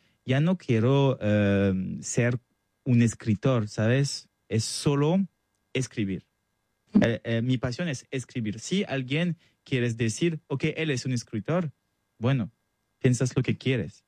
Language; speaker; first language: Spanish; non-native, learner; French